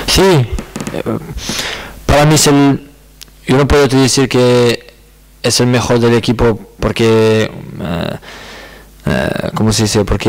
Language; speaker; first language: Spanish; non-native, learner; French